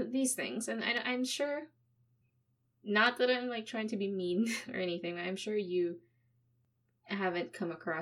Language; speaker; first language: English; non-native, local second language; Filipino